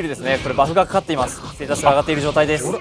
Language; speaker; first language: Japanese; native; Japanese